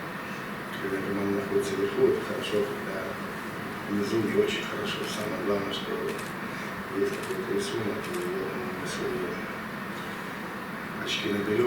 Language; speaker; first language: Russian; native; Russian